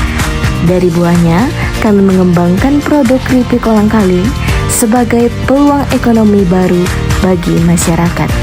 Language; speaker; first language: Indonesian; native; Indonesian